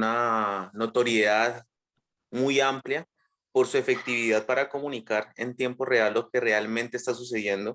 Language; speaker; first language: Spanish; native; Spanish